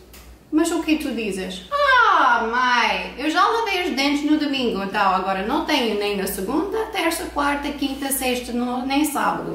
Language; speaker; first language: Portuguese; non-native, fluent; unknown